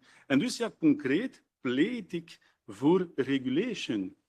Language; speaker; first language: Dutch; non-native, local second language; French